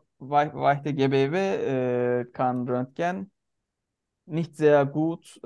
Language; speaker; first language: German; non-native, learner; Turkish